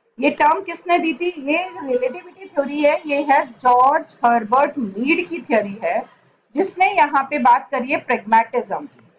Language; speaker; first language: Hindi; native; Hindi